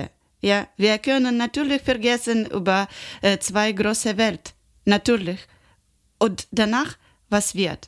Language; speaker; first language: German; non-native, learner; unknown